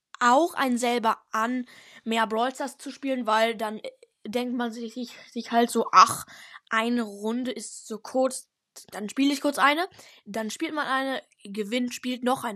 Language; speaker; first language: German; native; German